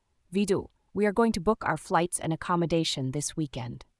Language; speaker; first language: English; non-native, fluent; Vietnamese